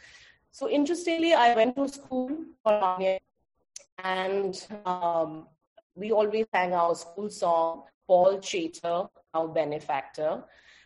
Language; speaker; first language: English; non-native, local second language; Bangla